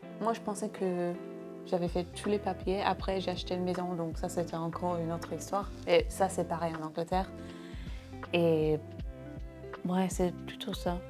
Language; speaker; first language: French; non-native, fluent; English